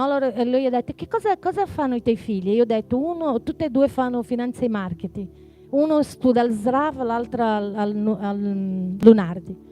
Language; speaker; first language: Italian; non-native, fluent; Portuguese